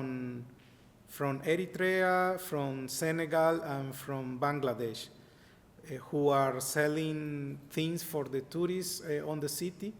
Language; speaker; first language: English; non-native, learner; Spanish